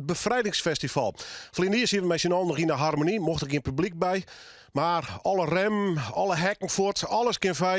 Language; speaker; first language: Dutch; non-native, local second language; Western Frisian